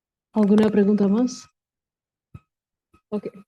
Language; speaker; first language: Spanish; non-native, fluent; Portuguese